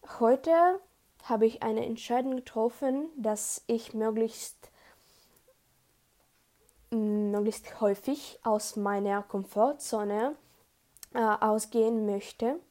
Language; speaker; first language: German; non-native, learner; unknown